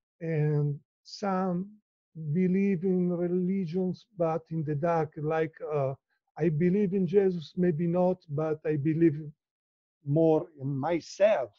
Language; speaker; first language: English; non-native, learner; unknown